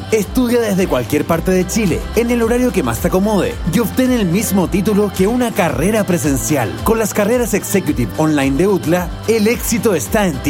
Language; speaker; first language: Spanish; native; Spanish